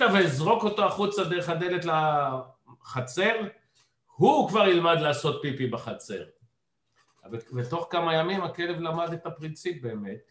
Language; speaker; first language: Hebrew; native; Hebrew